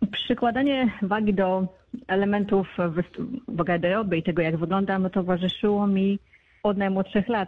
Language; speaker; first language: Polish; native; Polish